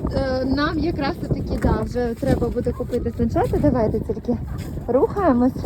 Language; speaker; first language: Ukrainian; native; Ukrainian